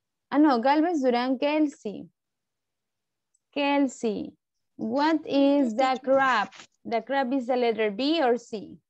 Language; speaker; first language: English; non-native, fluent; Spanish